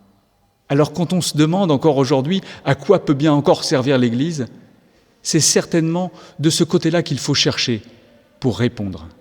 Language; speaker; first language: French; native; French